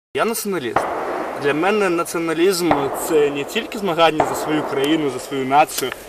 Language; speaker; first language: Ukrainian; non-native, fluent; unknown